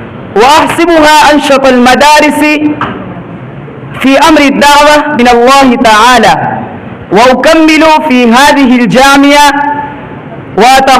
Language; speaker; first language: Arabic; non-native, learner; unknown